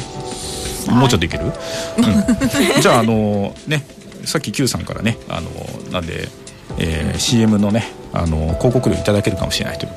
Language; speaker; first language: Japanese; native; Japanese